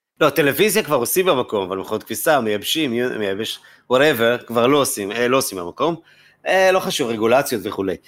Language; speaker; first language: Hebrew; native; Hebrew